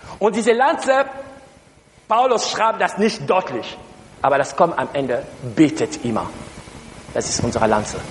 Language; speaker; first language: German; non-native, learner; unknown